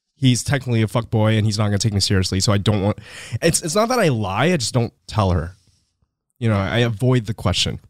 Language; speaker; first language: English; early bilingual, other home language; Filipino